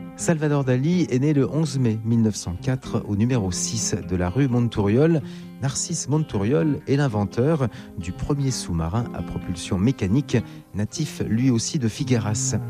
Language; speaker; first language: French; native; French